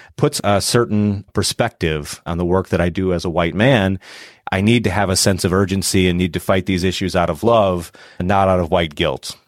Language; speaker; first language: English; native; English